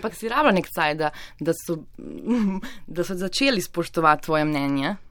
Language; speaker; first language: Slovenian; native; Slovenian